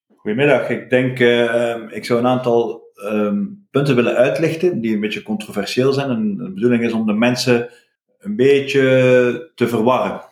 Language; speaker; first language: Dutch; native; Dutch